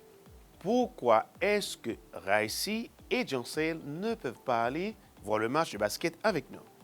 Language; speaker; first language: French; non-native, fluent; Spanish